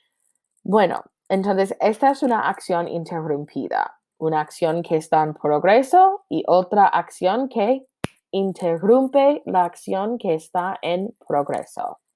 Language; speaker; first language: Spanish; non-native, fluent; English